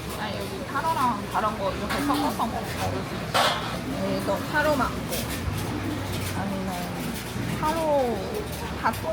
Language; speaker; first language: Korean; non-native, fluent; Chinese